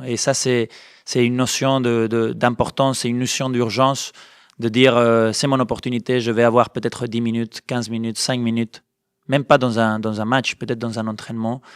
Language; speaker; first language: French; non-native, fluent; Spanish